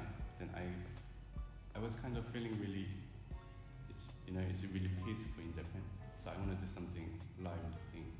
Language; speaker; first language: English; non-native, fluent; Korean